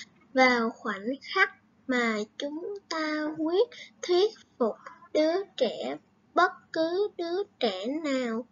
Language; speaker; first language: Vietnamese; native; Vietnamese